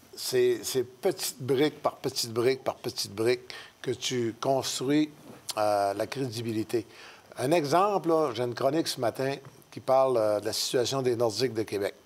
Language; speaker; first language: French; native; French